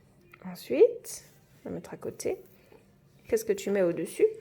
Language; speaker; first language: French; native; French